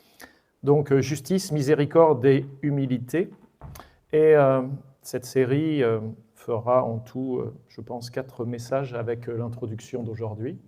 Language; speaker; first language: French; native; French